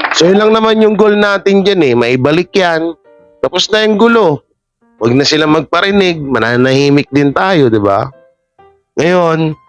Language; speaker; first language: Filipino; native; Filipino